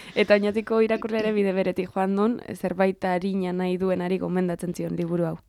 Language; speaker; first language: Basque; native; Basque